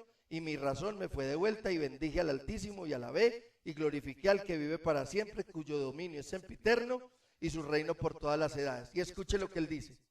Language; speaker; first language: Spanish; native; Spanish